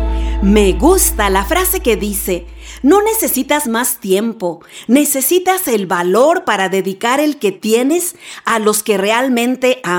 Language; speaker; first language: Spanish; native; Spanish